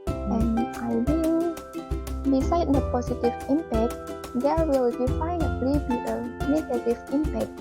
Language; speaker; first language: English; non-native, learner; Indonesian